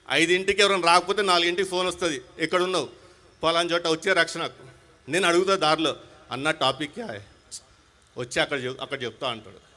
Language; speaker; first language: Telugu; non-native, local second language; Urdu